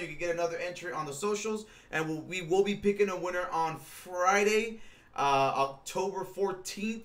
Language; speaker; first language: English; native; English